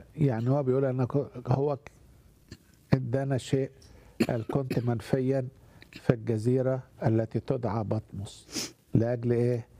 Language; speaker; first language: Arabic; native; Arabic